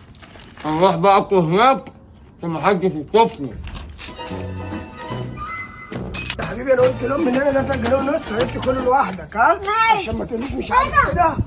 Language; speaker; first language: Arabic; native; Arabic